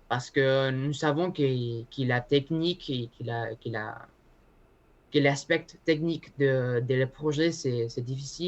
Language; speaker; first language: French; non-native, learner; Spanish